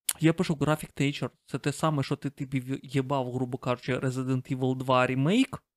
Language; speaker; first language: Ukrainian; non-native, local second language; Russian